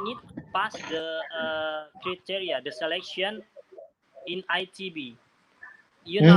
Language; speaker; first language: English; non-native, learner; Indonesian